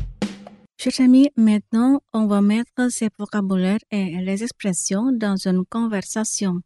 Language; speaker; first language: French; non-native, fluent; Indonesian